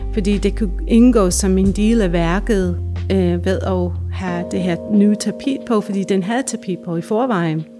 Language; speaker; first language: Danish; non-native, fluent; English